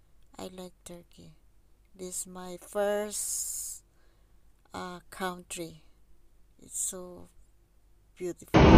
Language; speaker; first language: English; non-native, learner; Filipino